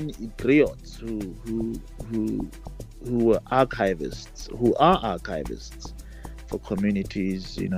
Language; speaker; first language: English; non-native, local second language; Tswana